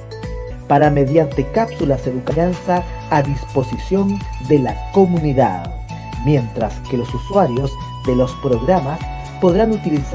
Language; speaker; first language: Spanish; native; Spanish